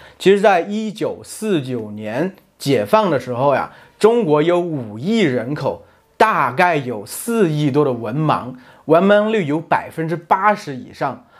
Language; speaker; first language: Chinese; native; Chinese